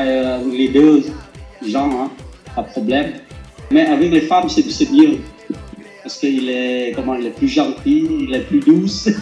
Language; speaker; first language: French; non-native, learner; Lao